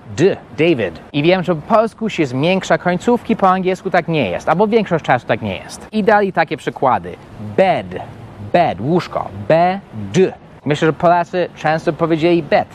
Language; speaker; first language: Polish; non-native, fluent; English